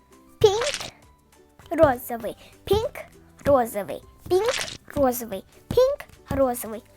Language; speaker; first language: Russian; early bilingual, heritage; Russian